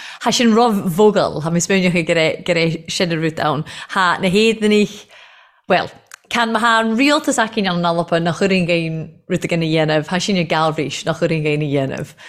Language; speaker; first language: Irish; native; Irish